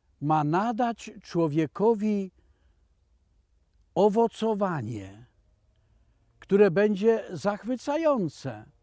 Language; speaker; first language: Polish; native; Polish